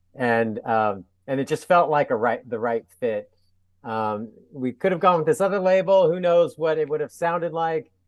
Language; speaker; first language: English; native; English